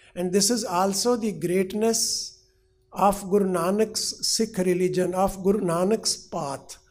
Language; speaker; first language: English; non-native, local second language; Punjabi